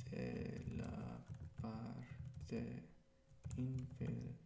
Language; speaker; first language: Spanish; non-native, learner; English